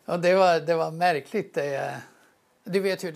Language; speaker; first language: Swedish; non-native, fluent; Croatian